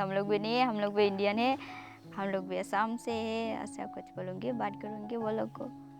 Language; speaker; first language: Hindi; non-native, local second language; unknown